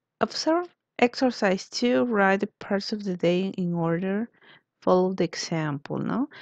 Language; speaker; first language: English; non-native, fluent; Spanish